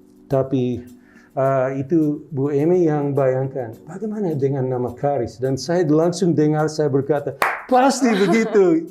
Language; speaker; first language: Indonesian; non-native, local second language; English